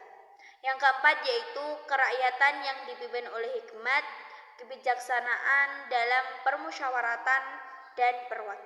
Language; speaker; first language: Indonesian; native; Indonesian